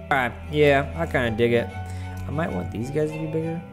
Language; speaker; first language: English; native; English